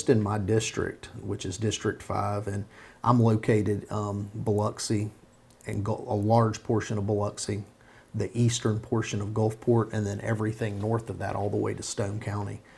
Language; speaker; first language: English; native; English